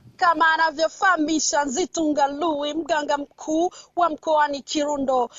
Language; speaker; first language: Swahili; non-native, local second language; Rundi